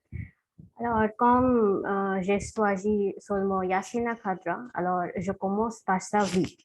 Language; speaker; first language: French; non-native, fluent; Bangla